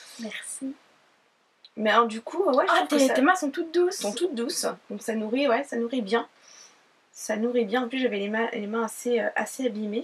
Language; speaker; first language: French; native; French